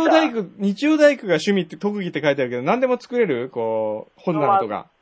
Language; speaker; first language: Japanese; native; Japanese